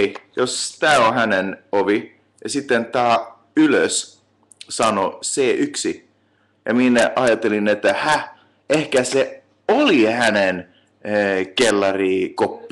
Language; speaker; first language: Finnish; non-native, local second language; Swedish